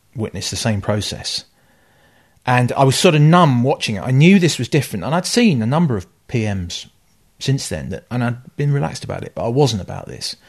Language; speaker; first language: English; native; English